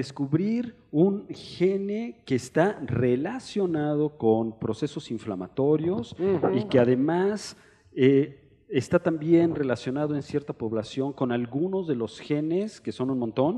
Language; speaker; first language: Spanish; native; Spanish